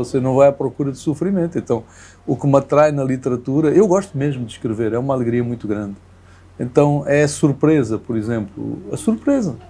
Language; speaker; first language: Portuguese; native; Portuguese